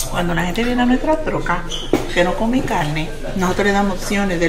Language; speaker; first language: Spanish; early bilingual, heritage; Spanish